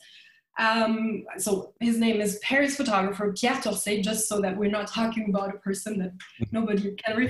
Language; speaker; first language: English; non-native, fluent; German